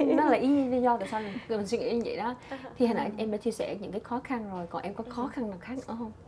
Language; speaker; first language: Vietnamese; early bilingual, heritage; Vietnamese